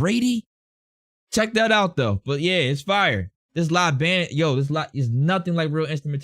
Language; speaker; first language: English; native; English